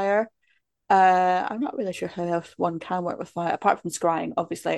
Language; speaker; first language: English; native; English